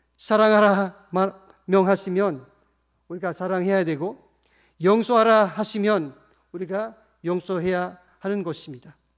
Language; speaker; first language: Korean; non-native, fluent; Indonesian